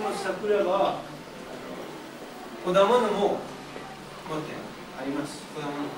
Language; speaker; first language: Japanese; non-native, learner; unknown